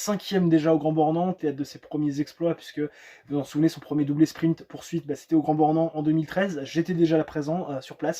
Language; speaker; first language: French; native; French